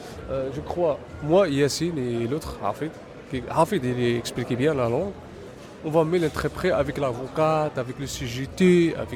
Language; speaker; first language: French; non-native, learner; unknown